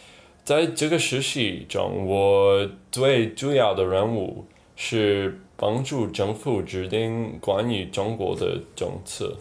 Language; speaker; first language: Chinese; non-native, learner; English